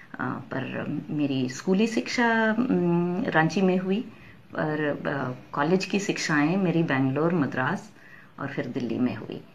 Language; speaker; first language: Hindi; native; Hindi